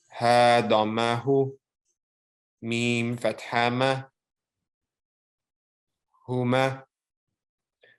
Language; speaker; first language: Arabic; non-native, learner; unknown